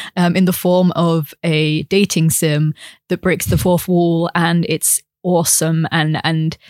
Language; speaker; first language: English; native; English